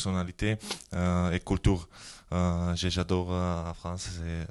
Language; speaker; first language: French; non-native, learner; Georgian